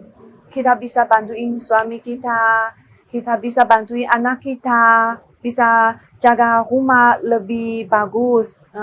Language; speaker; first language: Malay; non-native, learner; Chinese